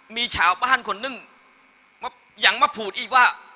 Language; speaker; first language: Thai; non-native, learner; Khmer